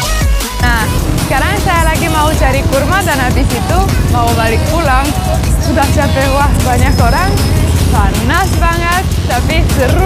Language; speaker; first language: Indonesian; non-native, fluent; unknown